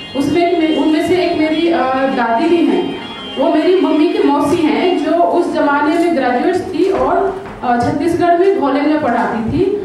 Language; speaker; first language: Hindi; non-native, local second language; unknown